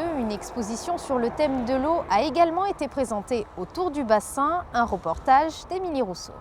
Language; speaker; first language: French; native; French